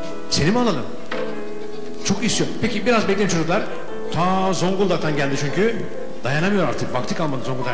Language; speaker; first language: Turkish; native; Turkish